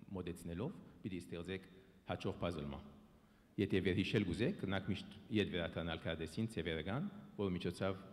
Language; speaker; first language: Armenian; early bilingual, heritage; Armenian